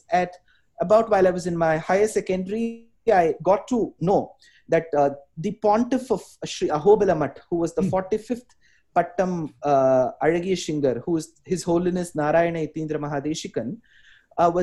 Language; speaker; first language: English; non-native, local second language; Tamil